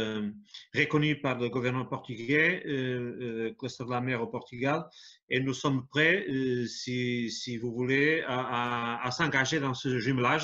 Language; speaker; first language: French; non-native, fluent; Portuguese